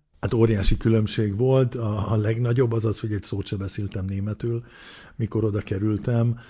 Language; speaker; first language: Hungarian; early bilingual, heritage; Hungarian